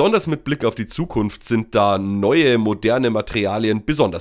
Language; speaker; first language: German; native; German